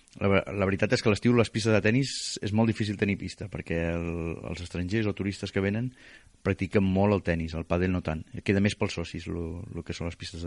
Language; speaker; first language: Catalan; native; Catalan